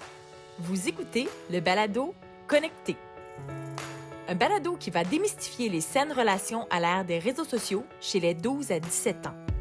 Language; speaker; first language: French; native; French